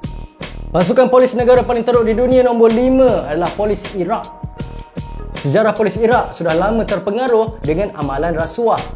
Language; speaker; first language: Malay; native; Malay